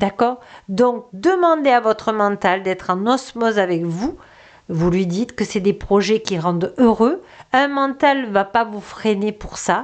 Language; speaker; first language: French; native; French